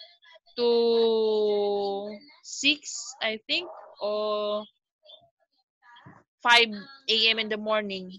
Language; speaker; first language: English; non-native, local second language; Filipino